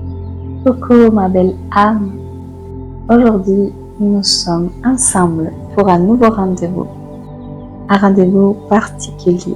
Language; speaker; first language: French; native; French